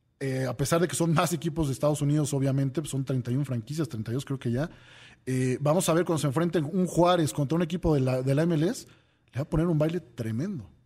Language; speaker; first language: Spanish; native; Spanish